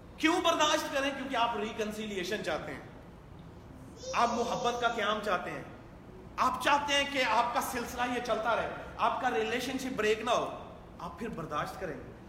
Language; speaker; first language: Urdu; non-native, local second language; Punjabi